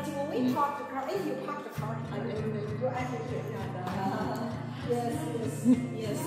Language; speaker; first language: English; non-native, learner; Chinese